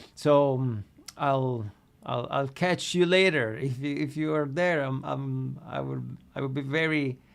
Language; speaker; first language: English; non-native, fluent; Italian